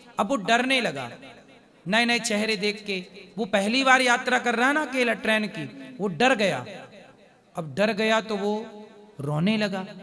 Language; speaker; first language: Hindi; native; Hindi